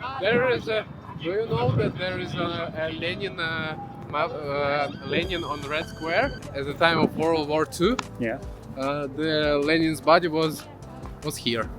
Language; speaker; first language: English; non-native, fluent; Russian